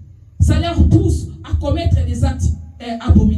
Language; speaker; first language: French; non-native, local second language; Lingala